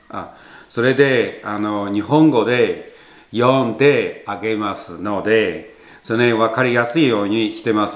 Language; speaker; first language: Japanese; non-native, learner; Chinese